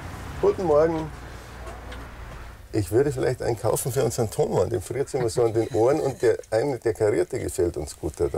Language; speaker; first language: German; native; German